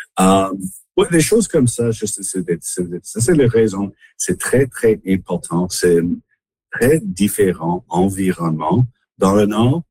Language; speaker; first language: French; non-native, local second language; English